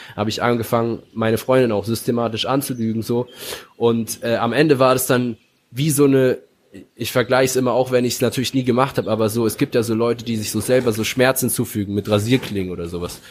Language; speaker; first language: German; native; German